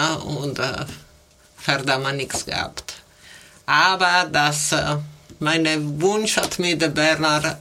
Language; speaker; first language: German; non-native, learner; Italian